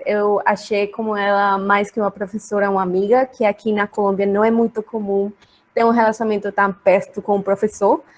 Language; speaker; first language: Portuguese; non-native, learner; Spanish